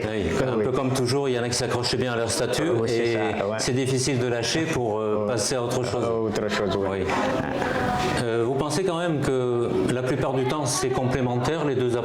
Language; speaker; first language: French; native; French